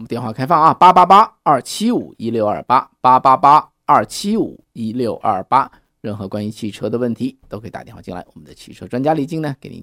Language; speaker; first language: Chinese; native; Chinese